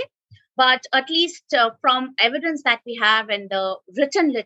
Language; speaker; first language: English; non-native, local second language; Bangla